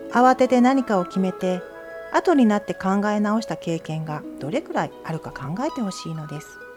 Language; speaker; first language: Japanese; native; Japanese